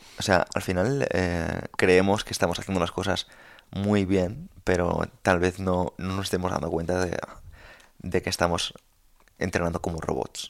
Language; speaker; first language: Spanish; native; Spanish